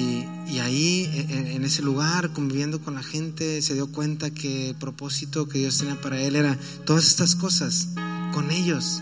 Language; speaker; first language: Spanish; native; Spanish